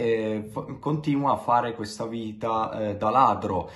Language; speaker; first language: Italian; native; Italian